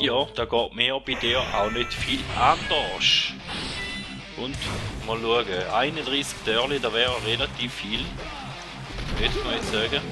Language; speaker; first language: German; native; German